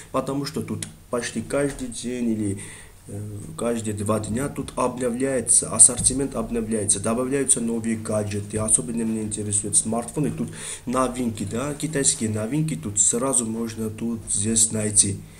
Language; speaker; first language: Russian; non-native, fluent; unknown